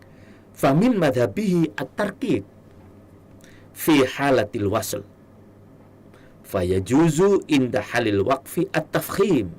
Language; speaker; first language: Arabic; non-native, fluent; Indonesian